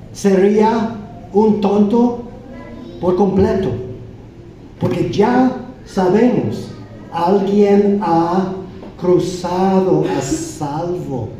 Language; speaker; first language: Spanish; non-native, fluent; English